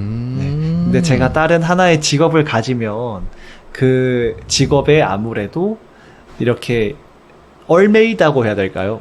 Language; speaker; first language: Korean; native; Korean